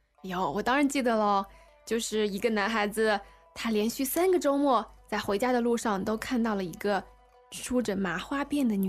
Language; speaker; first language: Chinese; native; Chinese